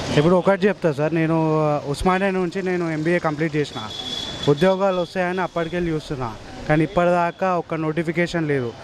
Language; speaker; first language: Telugu; non-native, local second language; Urdu